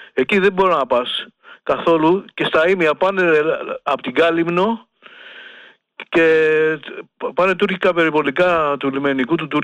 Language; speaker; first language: Greek; native; Greek